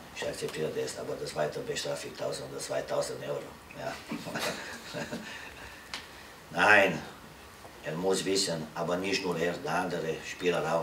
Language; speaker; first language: German; non-native, learner; Romanian